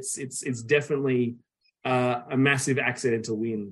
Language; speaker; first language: English; native; English